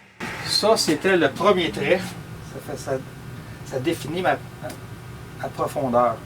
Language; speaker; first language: French; native; French